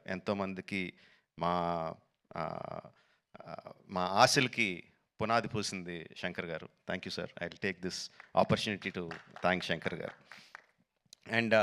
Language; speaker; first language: Telugu; native; Telugu